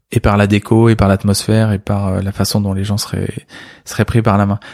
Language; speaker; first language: French; native; French